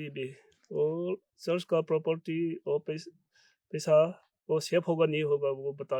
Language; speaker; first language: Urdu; non-native, local second language; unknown